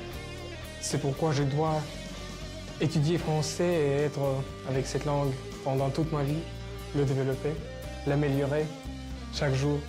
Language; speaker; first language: French; non-native, fluent; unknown